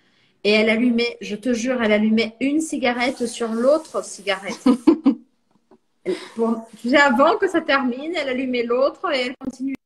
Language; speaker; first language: French; non-native, fluent; Portuguese